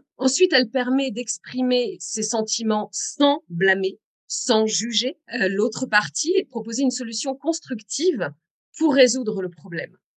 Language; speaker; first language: French; native; French